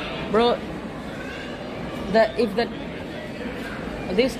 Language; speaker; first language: English; non-native, learner; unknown